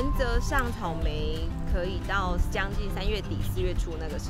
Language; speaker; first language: Chinese; native; Chinese